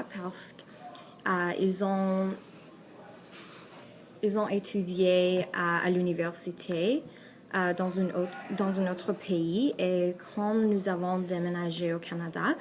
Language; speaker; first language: French; non-native, learner; Persian